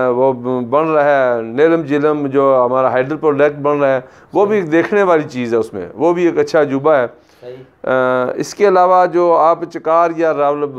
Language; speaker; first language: Urdu; non-native, local second language; Punjabi